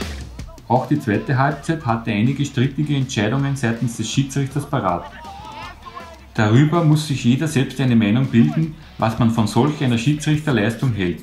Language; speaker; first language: German; native; German